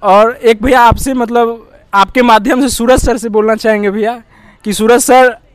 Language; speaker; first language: Hindi; native; Hindi